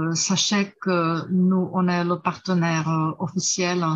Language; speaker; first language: French; non-native, fluent; Czech